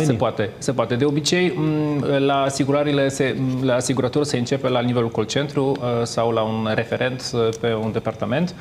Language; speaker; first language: Romanian; non-native, fluent; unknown